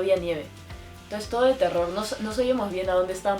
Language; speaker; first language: Spanish; native; Spanish